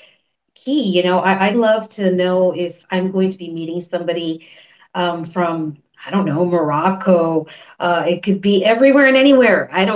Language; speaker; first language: English; early bilingual, other home language; Spanish